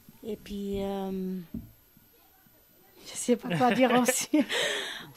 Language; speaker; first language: French; non-native, learner; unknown